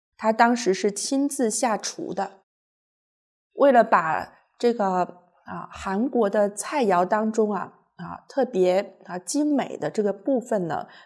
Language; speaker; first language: Chinese; native; Chinese